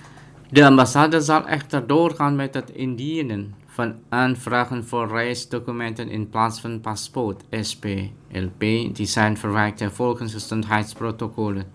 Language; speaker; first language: Dutch; non-native, fluent; Indonesian